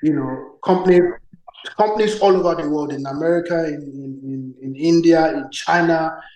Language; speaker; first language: English; non-native, local second language; Yoruba